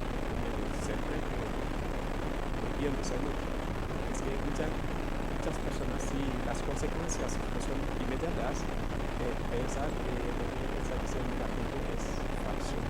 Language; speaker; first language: Spanish; non-native, fluent; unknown